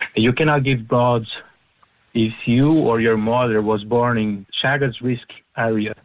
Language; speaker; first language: English; non-native, fluent; Portuguese